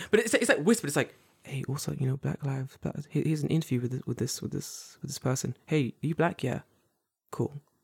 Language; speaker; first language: English; native; English